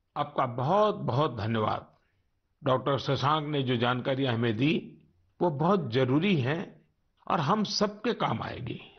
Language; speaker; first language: Hindi; non-native, local second language; Gujarati